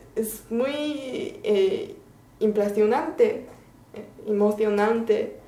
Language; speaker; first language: Spanish; non-native, learner; Chinese